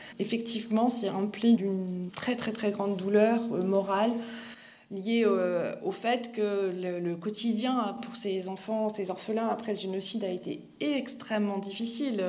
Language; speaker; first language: French; native; French